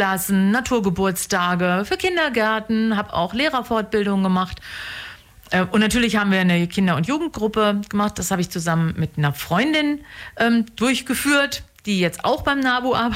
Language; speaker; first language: German; native; German